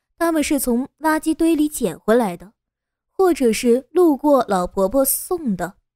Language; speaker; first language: Chinese; native; Chinese